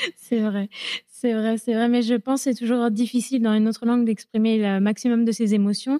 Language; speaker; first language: French; native; French